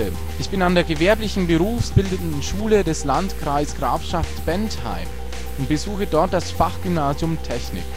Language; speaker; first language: German; native; German